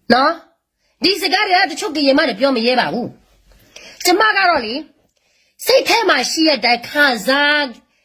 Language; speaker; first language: Burmese; non-native, local second language; S'gaw Karen